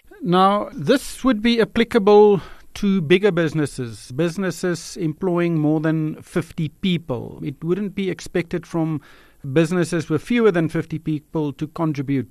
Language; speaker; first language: English; non-native, local second language; Afrikaans